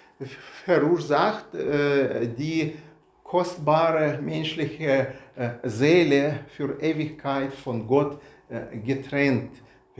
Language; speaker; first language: German; non-native, learner; Russian